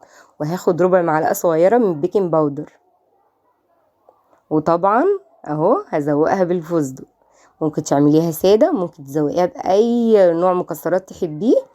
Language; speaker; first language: Arabic; native; Arabic